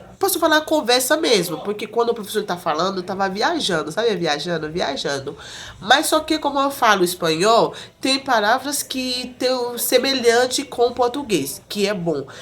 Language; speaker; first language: Portuguese; non-native, fluent; Haitian Creole